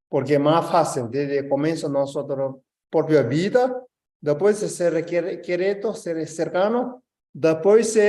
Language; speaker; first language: Spanish; non-native, learner; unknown